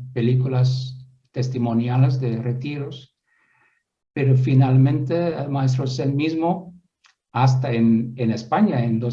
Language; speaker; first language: Spanish; non-native, fluent; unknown